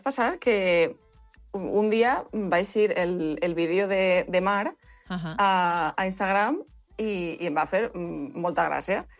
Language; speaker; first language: Catalan; non-native, local second language; Spanish